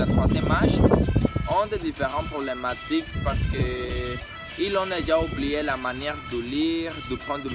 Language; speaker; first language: French; non-native, learner; Spanish